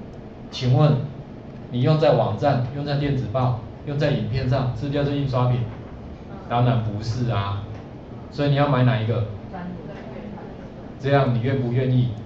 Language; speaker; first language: Chinese; native; Chinese